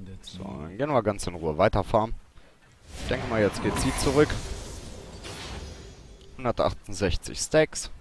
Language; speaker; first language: German; native; German